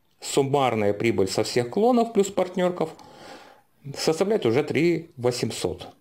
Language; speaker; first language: Russian; native; Russian